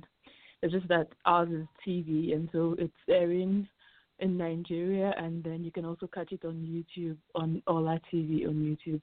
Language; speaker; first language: English; non-native, local second language; Yoruba